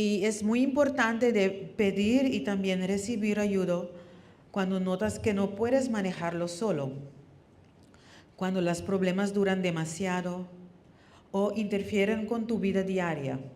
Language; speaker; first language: Spanish; non-native, fluent; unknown